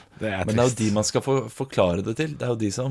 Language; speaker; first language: Norwegian; native; Norwegian